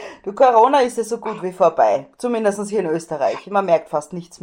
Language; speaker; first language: German; native; German